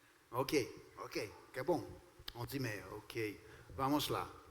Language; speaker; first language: Portuguese; non-native, fluent; English